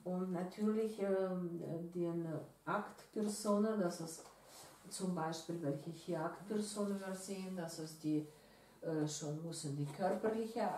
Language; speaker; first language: German; non-native, learner; Russian